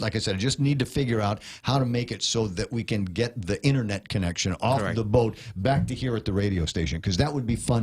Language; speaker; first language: English; native; English